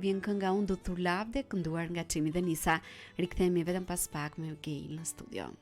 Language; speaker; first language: Albanian; native; Albanian